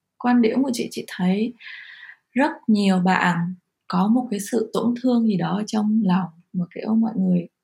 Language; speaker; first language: Vietnamese; early bilingual, heritage; Vietnamese